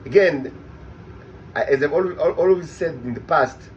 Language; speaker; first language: English; non-native, fluent; Hebrew